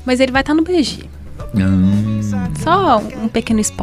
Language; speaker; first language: Portuguese; native; Portuguese